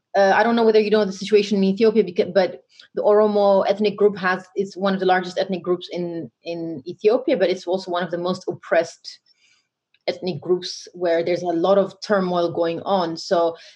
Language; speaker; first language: English; non-native, fluent; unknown